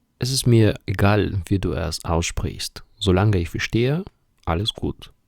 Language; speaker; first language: German; non-native, fluent; Ukrainian